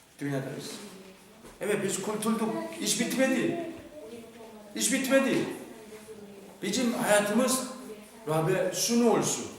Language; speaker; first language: Turkish; non-native, fluent; Korean